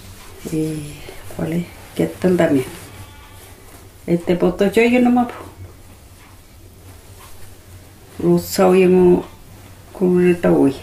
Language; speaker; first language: Spanish; non-native, local second language; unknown